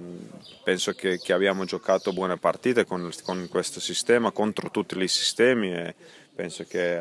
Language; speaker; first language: Italian; non-native, fluent; Croatian